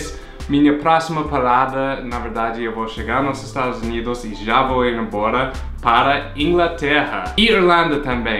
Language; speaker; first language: Portuguese; non-native, fluent; English